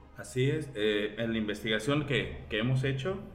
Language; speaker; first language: Spanish; native; Spanish